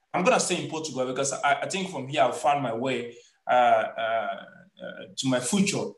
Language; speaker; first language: English; non-native, local second language; Igbo